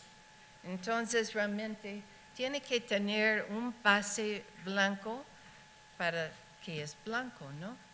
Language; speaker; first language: Spanish; non-native, fluent; English